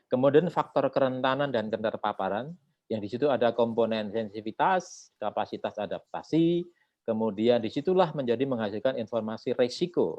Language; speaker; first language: Indonesian; native; Indonesian